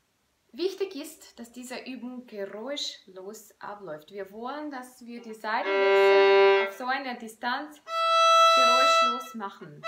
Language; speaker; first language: German; non-native, fluent; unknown